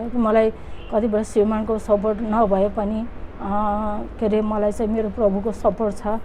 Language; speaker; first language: Nepali; native; Nepali